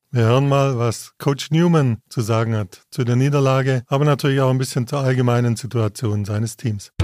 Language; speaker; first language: German; native; German